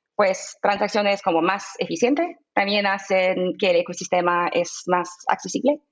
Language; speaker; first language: Spanish; non-native, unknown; English